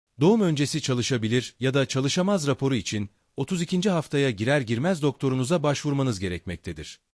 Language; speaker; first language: Turkish; native; Turkish